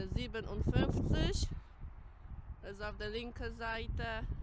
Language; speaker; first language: German; non-native, learner; Polish